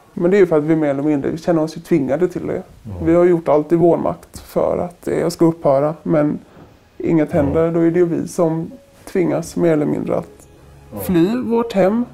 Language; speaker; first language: Swedish; native; Swedish